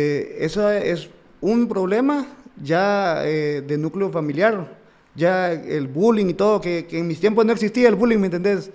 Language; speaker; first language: Spanish; native; Spanish